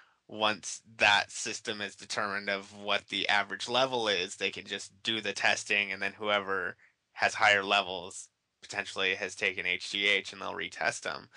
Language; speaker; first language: English; native; English